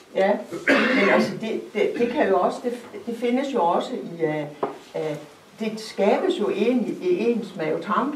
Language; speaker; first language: Danish; native; Danish